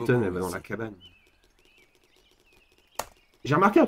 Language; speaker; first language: French; native; French